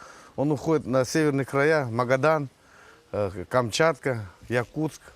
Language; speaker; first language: Russian; native; Russian